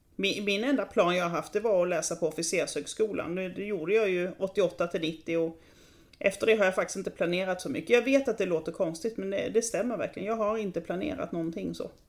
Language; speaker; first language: Swedish; native; Swedish